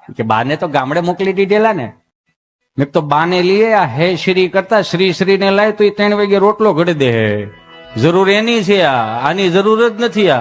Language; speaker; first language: Gujarati; native; Gujarati